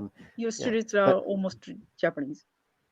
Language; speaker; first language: English; non-native, learner; Japanese